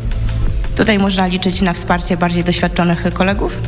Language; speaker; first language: Polish; native; Polish